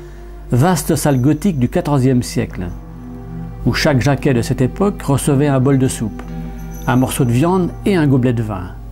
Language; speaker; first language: French; native; French